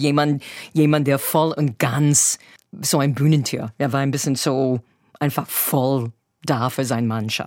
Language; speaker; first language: German; non-native, fluent; English